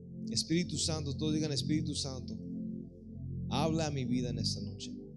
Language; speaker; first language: Spanish; native; Spanish